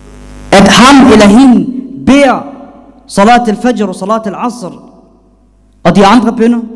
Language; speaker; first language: Danish; non-native, fluent; Arabic